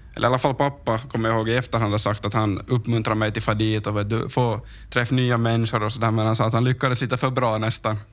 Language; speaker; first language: Swedish; native; Swedish